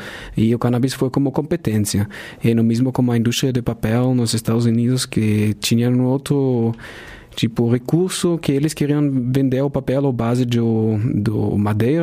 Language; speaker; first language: Portuguese; non-native, fluent; German